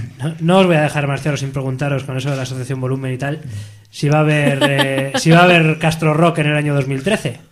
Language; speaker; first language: Spanish; native; Spanish